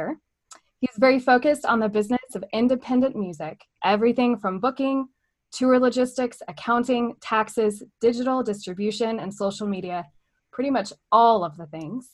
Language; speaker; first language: English; native; English